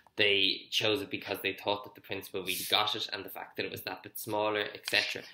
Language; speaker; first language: English; native; English